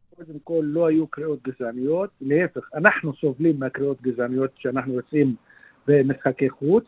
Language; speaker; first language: Hebrew; non-native, local second language; Arabic